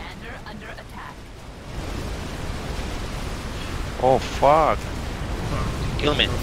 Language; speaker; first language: English; non-native, learner; Russian